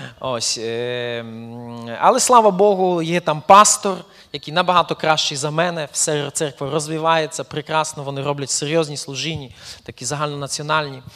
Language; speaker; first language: Ukrainian; early bilingual, heritage; Ukrainian